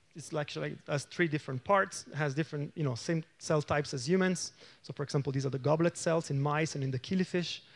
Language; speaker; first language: English; non-native, fluent; Italian